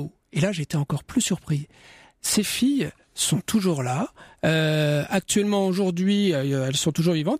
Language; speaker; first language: French; native; French